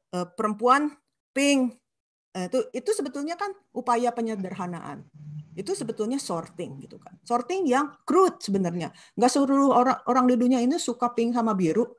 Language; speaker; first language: Indonesian; non-native, local second language; Sundanese